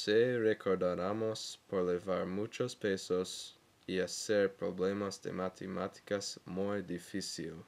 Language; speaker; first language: Spanish; non-native, learner; English